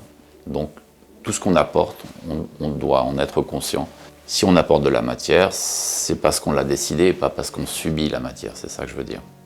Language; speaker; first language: French; native; French